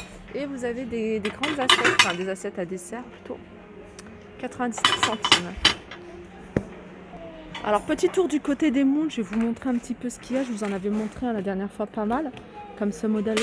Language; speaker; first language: French; native; French